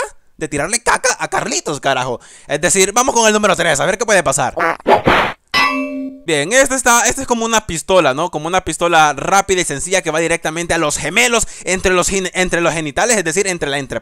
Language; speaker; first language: Spanish; native; Spanish